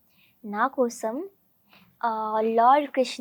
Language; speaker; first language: Telugu; non-native, learner; Hindi